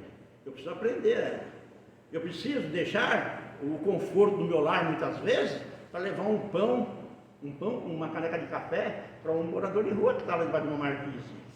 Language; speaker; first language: Portuguese; native; Portuguese